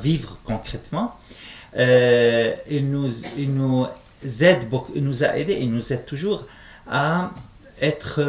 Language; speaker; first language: French; non-native, fluent; Arabic